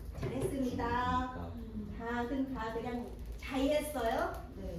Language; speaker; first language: Korean; non-native, fluent; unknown